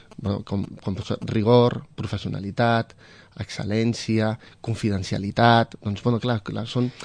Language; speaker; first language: Catalan; non-native, local second language; Spanish